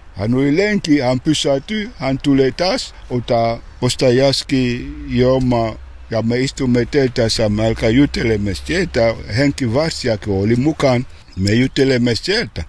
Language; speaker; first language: Finnish; non-native, learner; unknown